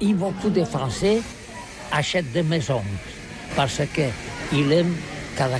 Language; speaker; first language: French; non-native, learner; Catalan